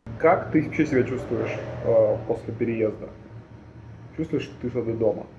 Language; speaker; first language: Russian; native; Russian